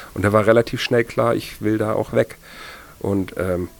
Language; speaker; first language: German; native; German